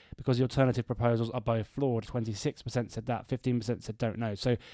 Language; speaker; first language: English; native; English